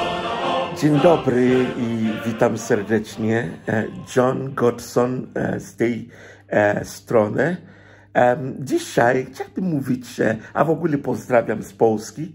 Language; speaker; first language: Polish; non-native, fluent; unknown